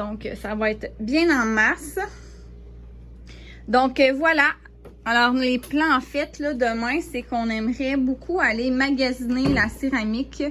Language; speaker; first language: French; native; French